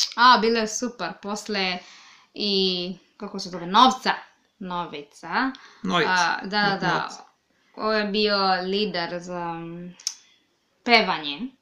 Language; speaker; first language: Serbian; non-native, learner; Swahili